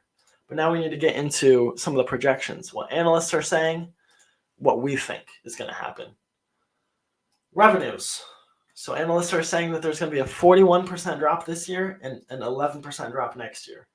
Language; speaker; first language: English; native; English